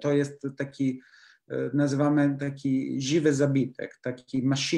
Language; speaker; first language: Polish; non-native, learner; Italian